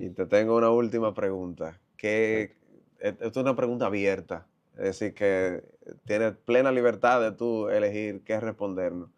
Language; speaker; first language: Spanish; native; Spanish